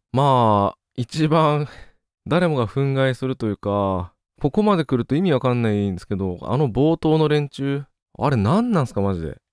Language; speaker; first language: Japanese; native; Japanese